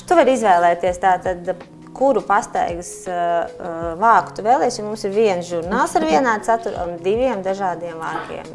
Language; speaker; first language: Latvian; native; Latvian